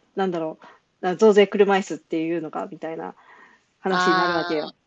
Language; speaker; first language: Japanese; native; Japanese